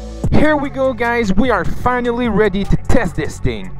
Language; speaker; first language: English; non-native, fluent; French